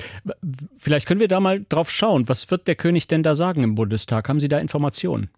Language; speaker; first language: German; native; German